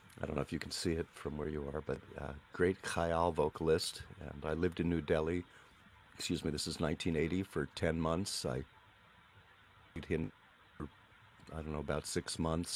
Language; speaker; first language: English; native; English